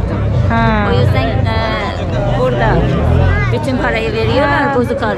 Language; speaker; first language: Turkish; non-native, fluent; Turkmen